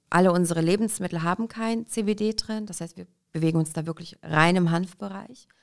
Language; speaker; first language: German; early bilingual, other home language; Russian